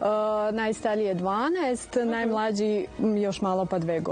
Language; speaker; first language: Serbian; native; Serbian